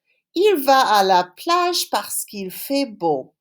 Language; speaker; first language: French; non-native, fluent; English